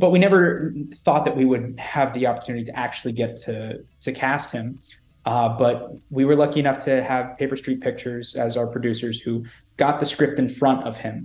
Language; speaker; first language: English; native; English